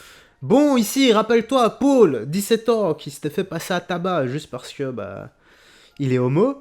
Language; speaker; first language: French; native; French